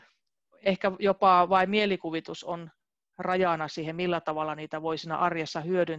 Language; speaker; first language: Finnish; native; Finnish